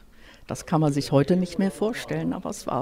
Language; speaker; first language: German; native; German